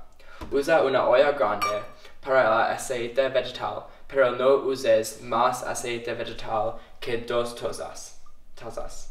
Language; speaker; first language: Spanish; non-native, learner; English